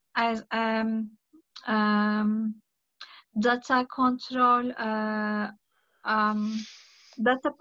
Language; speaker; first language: English; non-native, learner; Turkish